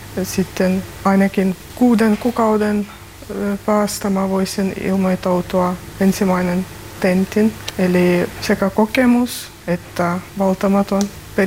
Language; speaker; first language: Finnish; non-native, learner; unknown